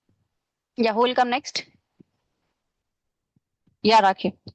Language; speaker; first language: English; non-native, local second language; Hindi